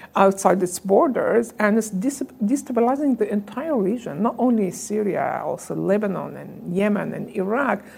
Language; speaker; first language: English; non-native, fluent; Arabic